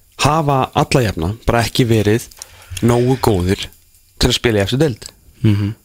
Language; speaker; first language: Icelandic; native; Icelandic